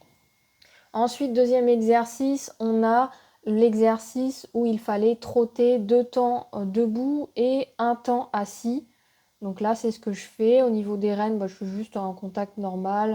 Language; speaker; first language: French; native; French